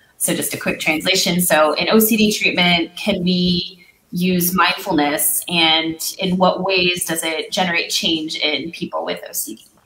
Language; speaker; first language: English; native; English